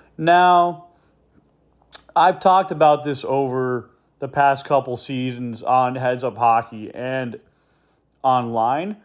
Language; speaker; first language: English; native; English